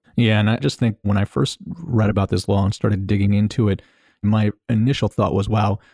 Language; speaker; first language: English; native; English